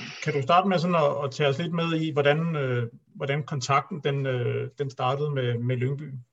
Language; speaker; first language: Danish; native; Danish